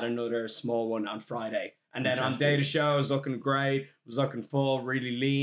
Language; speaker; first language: English; native; English